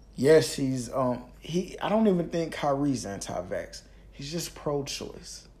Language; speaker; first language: English; native; English